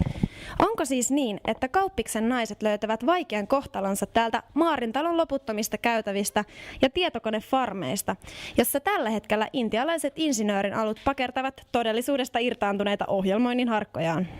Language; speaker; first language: Finnish; native; Finnish